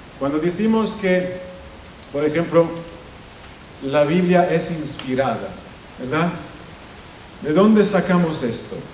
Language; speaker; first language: Spanish; non-native, fluent; Italian